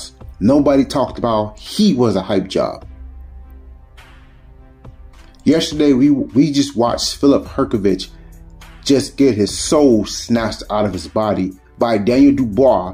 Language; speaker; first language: English; native; English